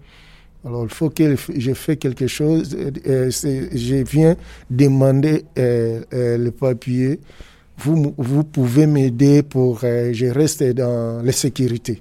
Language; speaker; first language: French; non-native, learner; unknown